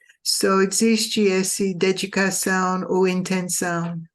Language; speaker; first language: Portuguese; non-native, fluent; English